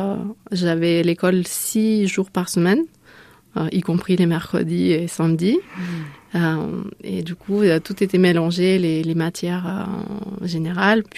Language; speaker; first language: French; non-native, fluent; Lithuanian